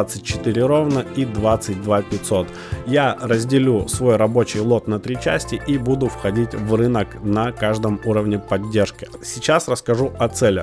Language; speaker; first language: Russian; native; Russian